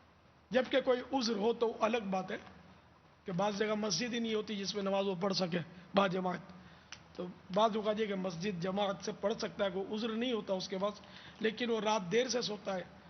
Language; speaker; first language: Urdu; native; Urdu